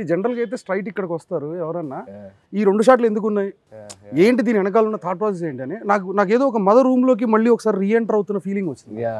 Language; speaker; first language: Telugu; native; Telugu